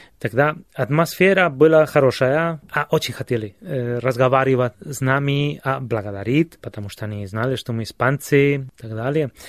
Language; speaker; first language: Russian; non-native, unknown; Spanish